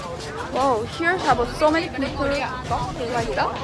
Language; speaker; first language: English; non-native, learner; Korean